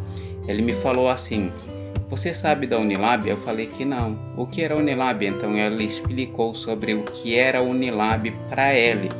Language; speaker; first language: Portuguese; non-native, local second language; Upper Guinea Crioulo